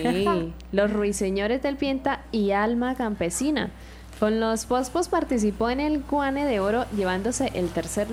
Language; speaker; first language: Spanish; native; Spanish